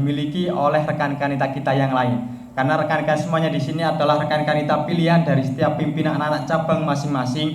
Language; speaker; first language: Indonesian; native; Indonesian